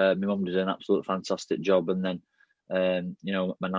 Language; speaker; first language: English; native; English